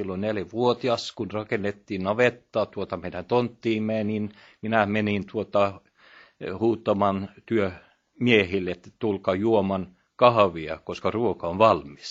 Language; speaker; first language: Finnish; early bilingual, heritage; Norwegian